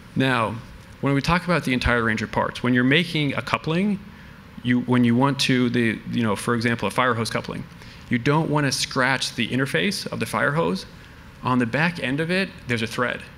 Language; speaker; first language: English; native; English